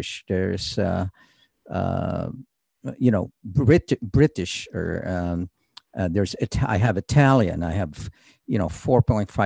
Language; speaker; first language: English; early bilingual, other home language; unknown